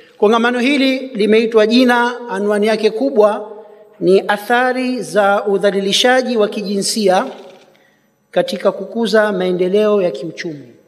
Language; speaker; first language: Swahili; native; Swahili